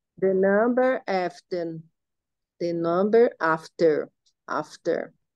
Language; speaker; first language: English; non-native, learner; Portuguese